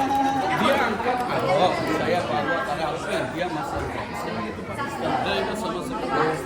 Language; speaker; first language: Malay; non-native, learner; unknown